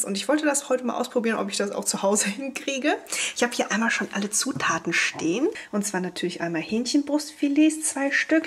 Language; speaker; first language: German; native; German